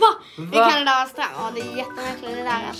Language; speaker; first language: Swedish; native; Swedish